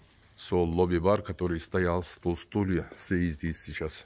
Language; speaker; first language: Russian; non-native, learner; Turkish